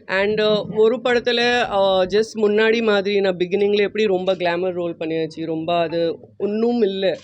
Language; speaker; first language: Tamil; non-native, learner; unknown